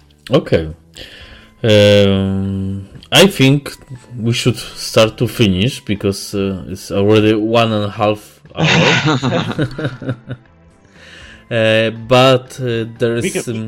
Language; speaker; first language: English; non-native, fluent; Polish